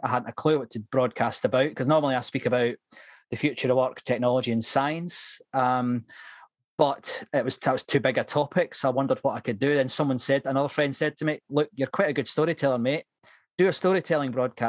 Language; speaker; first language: English; native; English